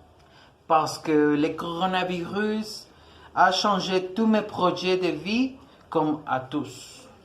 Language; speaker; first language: French; non-native, learner; Spanish